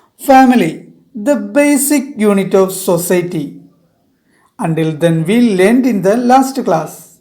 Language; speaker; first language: English; non-native, local second language; Malayalam